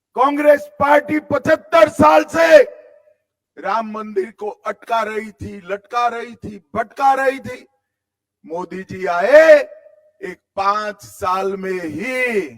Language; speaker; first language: Hindi; non-native, local second language; Gujarati